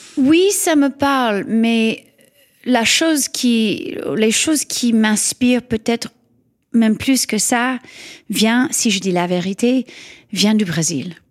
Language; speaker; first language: French; non-native, fluent; English